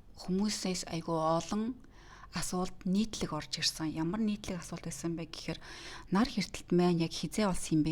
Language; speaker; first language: Mongolian; native; Mongolian